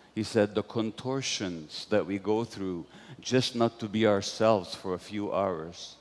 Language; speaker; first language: English; non-native, fluent; Hungarian